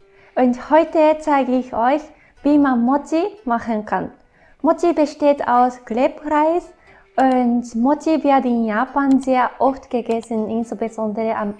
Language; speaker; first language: German; non-native, fluent; Japanese